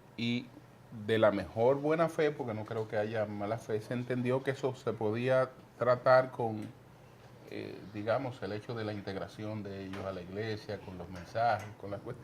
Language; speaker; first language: Spanish; native; Spanish